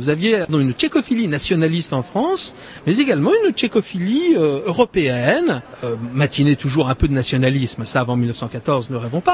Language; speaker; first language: French; native; French